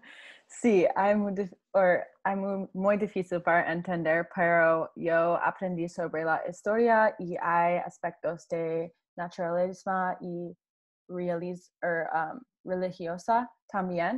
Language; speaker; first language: Spanish; non-native, learner; English